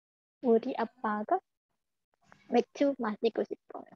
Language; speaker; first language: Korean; non-native, fluent; Indonesian